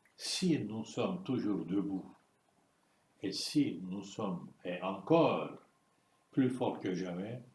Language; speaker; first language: French; non-native, fluent; Turkish